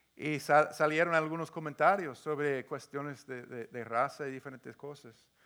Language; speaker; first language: Spanish; non-native, fluent; English